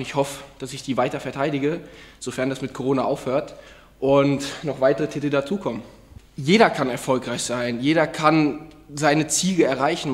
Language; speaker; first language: German; native; German